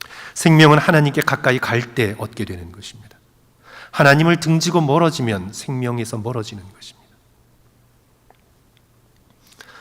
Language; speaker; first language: Korean; native; Korean